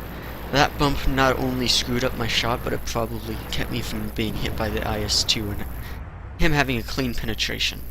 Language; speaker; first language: English; native; English